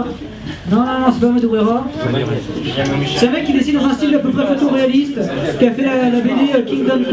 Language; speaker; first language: French; native; French